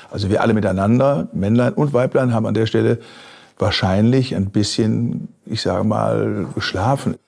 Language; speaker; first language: German; native; German